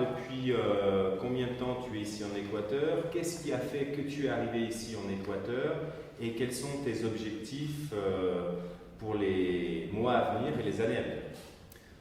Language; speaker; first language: French; native; French